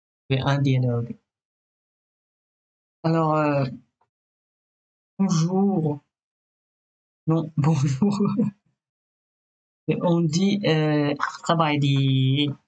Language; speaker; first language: French; non-native, fluent; Thai